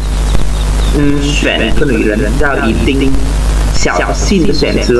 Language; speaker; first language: Chinese; non-native, learner; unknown